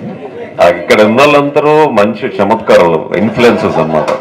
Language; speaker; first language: Telugu; native; Telugu